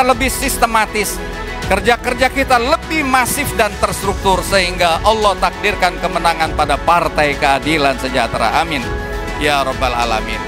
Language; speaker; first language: Indonesian; native; Indonesian